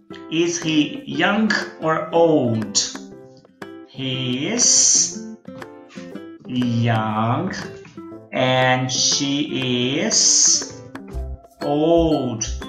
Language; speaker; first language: English; non-native, fluent; Portuguese